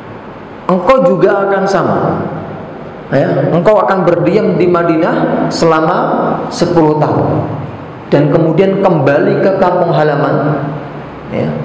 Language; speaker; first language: Indonesian; native; Indonesian